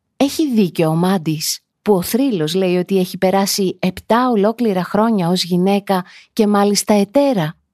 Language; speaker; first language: Greek; native; Greek